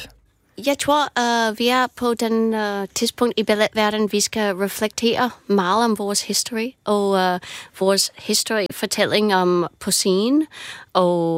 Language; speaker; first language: Danish; non-native, fluent; English